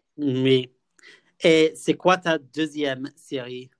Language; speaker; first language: French; non-native, fluent; English